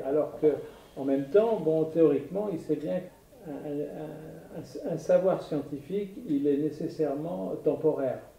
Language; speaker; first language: French; native; French